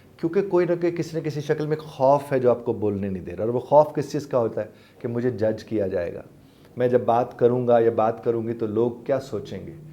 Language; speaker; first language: Urdu; native; Urdu